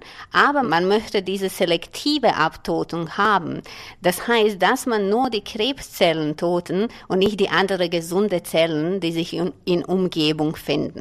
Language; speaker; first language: German; non-native, fluent; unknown